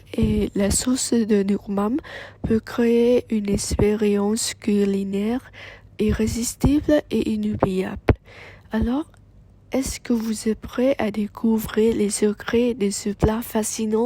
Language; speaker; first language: French; non-native, learner; Vietnamese